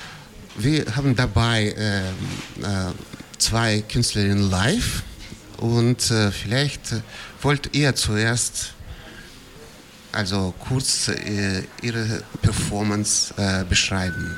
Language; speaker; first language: German; non-native, fluent; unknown